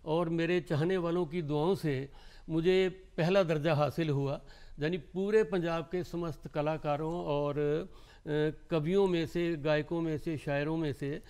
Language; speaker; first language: Hindi; non-native, local second language; Punjabi